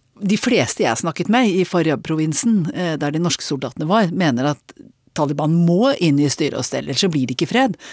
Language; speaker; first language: Norwegian; native; Norwegian